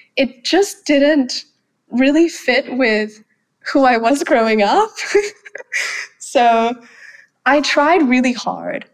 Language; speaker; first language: English; non-native, fluent; Thai